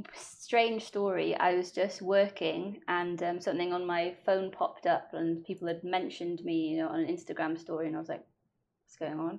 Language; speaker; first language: English; non-native, local second language; Welsh